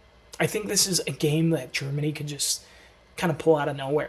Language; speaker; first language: English; native; English